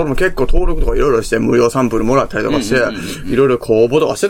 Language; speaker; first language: Japanese; native; Japanese